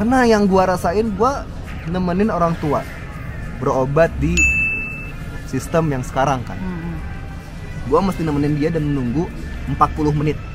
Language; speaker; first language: Indonesian; native; Indonesian